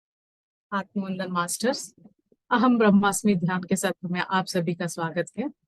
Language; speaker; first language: Hindi; native; Hindi